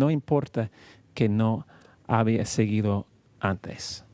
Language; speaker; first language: Spanish; non-native, learner; English